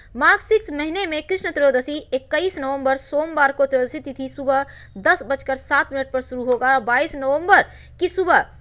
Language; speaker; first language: Hindi; native; Hindi